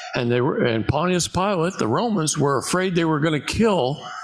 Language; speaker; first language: English; native; English